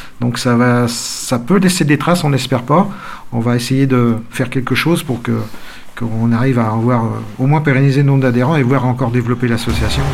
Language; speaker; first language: French; native; French